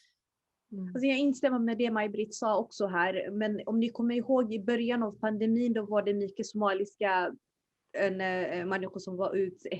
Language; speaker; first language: Swedish; early bilingual, other home language; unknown